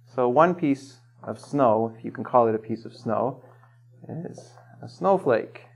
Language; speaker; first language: English; native; English